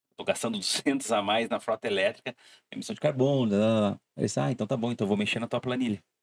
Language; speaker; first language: Portuguese; native; Portuguese